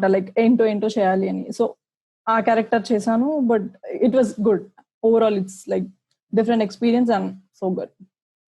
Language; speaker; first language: Telugu; early bilingual, heritage; Telugu